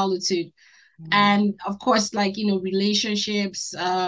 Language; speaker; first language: English; non-native, local second language; Igbo